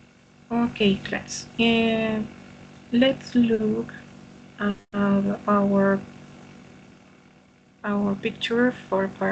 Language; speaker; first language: English; non-native, learner; Spanish